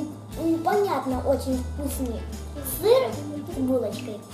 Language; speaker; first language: Russian; early bilingual, heritage; Russian